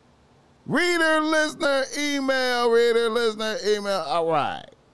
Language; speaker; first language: English; native; English